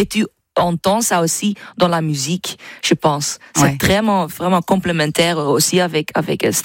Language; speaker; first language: French; non-native, local second language; Dutch